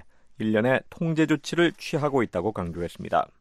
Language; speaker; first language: Korean; native; Korean